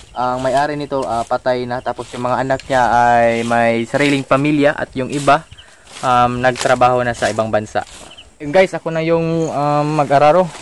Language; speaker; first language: Filipino; non-native, local second language; Cebuano